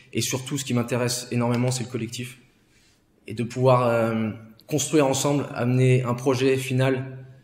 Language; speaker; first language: French; native; French